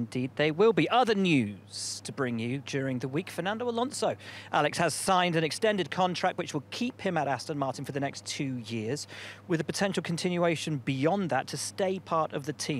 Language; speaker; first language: English; native; English